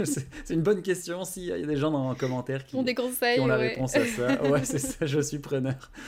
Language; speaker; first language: French; native; French